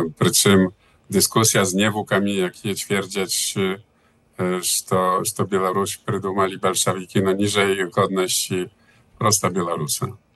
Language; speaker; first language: Belarusian; early bilingual, heritage; Belarusian